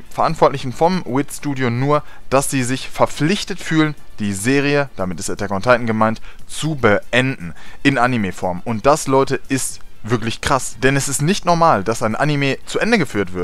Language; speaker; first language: German; native; German